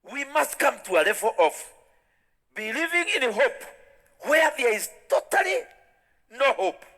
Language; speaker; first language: English; non-native, local second language; Swahili